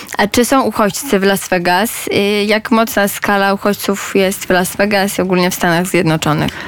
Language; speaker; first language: Polish; native; Polish